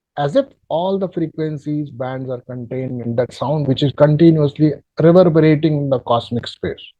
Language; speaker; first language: English; non-native, local second language; Hindi